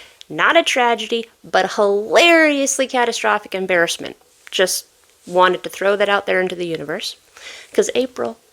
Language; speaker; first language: English; native; English